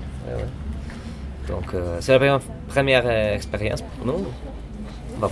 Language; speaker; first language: French; non-native, learner; Italian